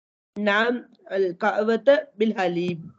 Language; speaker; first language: Arabic; non-native, learner; Tamil